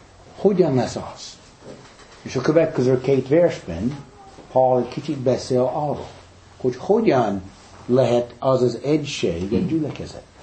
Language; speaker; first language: Hungarian; non-native, fluent; English